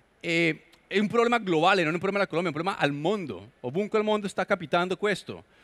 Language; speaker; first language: Italian; non-native, learner; Spanish